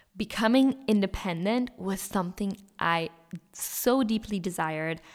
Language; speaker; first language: English; non-native, fluent; German